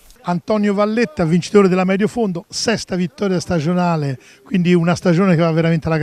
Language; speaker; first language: Italian; native; Italian